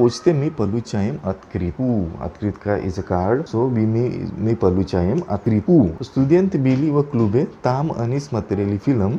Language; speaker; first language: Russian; non-native, learner; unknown